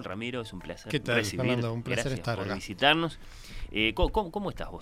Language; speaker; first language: Spanish; native; Spanish